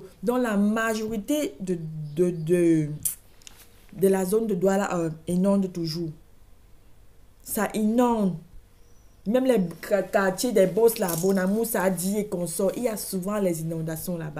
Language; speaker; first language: French; native; French